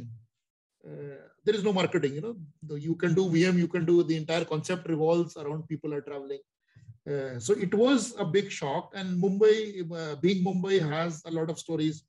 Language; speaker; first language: English; non-native, local second language; Hindi